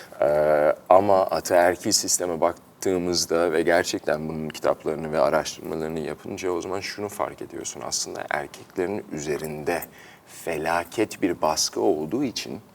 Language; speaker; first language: Turkish; early bilingual, heritage; Turkish